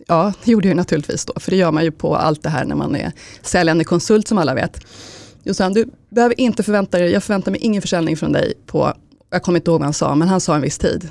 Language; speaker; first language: Swedish; native; Swedish